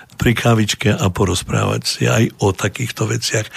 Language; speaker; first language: Slovak; native; Slovak